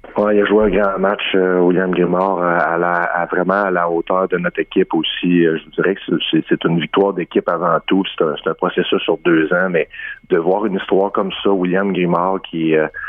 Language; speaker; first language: French; native; French